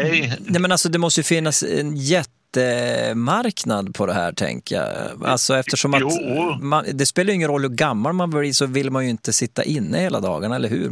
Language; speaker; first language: Swedish; native; Swedish